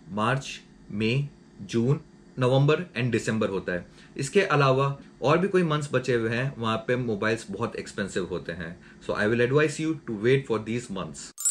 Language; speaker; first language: Hindi; native; Hindi